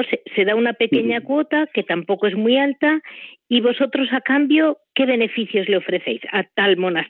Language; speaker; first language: Spanish; native; Spanish